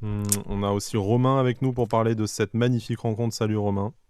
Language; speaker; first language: French; native; French